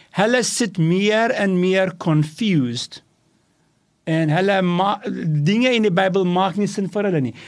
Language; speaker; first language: Afrikaans; non-native, local second language; English